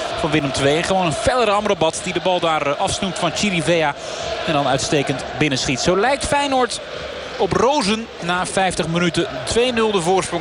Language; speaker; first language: Dutch; native; Dutch